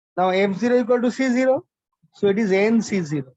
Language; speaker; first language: English; non-native, local second language; Bangla